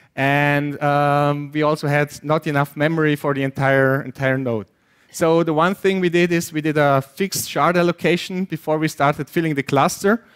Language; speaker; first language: English; non-native, fluent; German